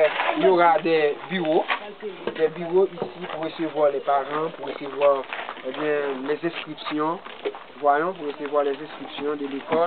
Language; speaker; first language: French; non-native, local second language; Haitian Creole